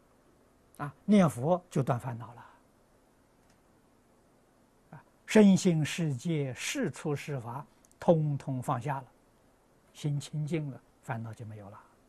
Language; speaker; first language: Chinese; native; Chinese